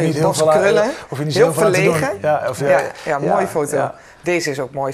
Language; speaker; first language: Dutch; native; Dutch